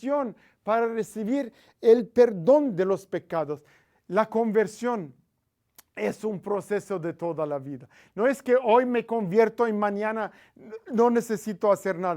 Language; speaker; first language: Spanish; non-native, fluent; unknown